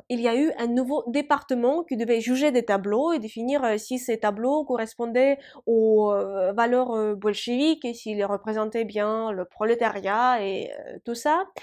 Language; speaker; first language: French; non-native, fluent; Russian